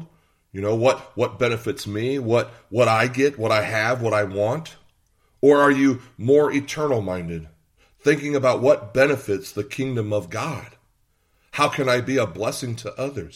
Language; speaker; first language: English; native; English